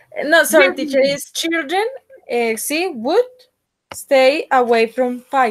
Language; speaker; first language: English; non-native, learner; Spanish